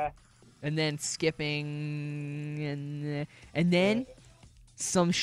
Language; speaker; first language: English; native; English